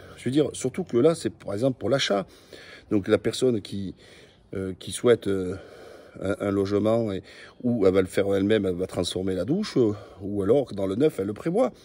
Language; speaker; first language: French; native; French